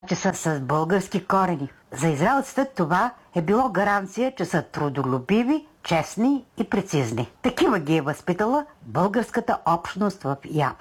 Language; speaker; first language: Bulgarian; native; Bulgarian